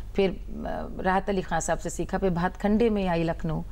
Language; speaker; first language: Hindi; native; Hindi